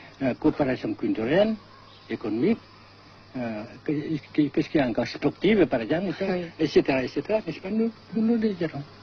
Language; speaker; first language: French; non-native, fluent; Vietnamese